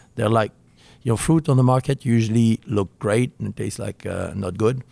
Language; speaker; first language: English; non-native, fluent; French